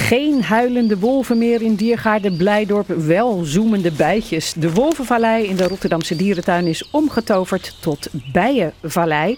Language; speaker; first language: Dutch; native; Dutch